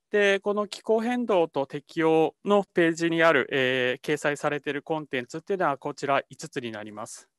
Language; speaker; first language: Japanese; native; Japanese